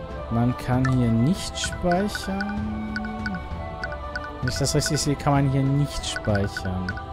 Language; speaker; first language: German; native; German